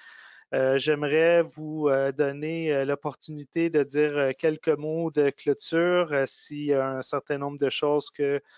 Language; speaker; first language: French; native; French